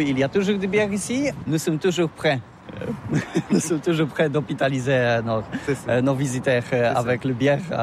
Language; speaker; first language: French; non-native, learner; Polish